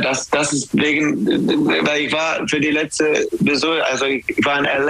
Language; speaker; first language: German; non-native, learner; English